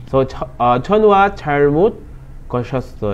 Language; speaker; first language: Korean; non-native, learner; Filipino